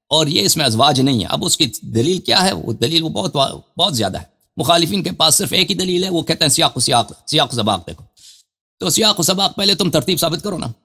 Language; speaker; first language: Urdu; non-native, fluent; Persian